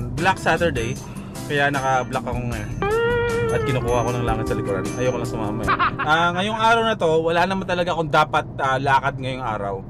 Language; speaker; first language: Filipino; native; Filipino